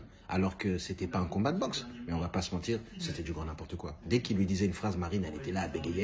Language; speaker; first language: French; native; French